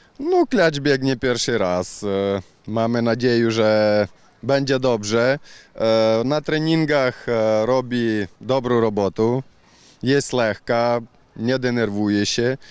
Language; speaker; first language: Polish; non-native, learner; Ukrainian